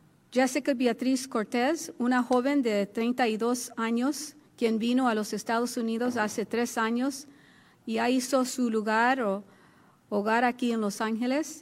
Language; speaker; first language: Spanish; early bilingual, heritage; Spanish